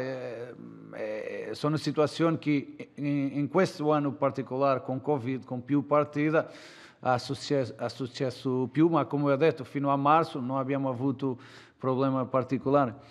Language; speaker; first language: Italian; non-native, learner; Portuguese